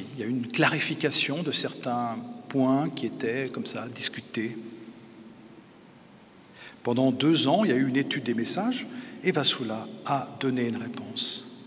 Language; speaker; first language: French; native; French